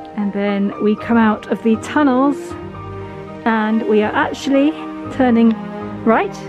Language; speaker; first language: English; native; English